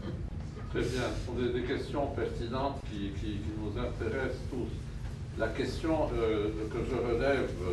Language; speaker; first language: French; non-native, local second language; Arabic